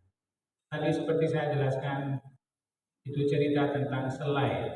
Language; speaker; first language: Indonesian; non-native, fluent; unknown